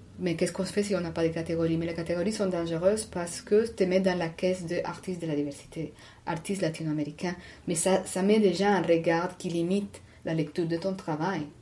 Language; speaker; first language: French; non-native, fluent; Spanish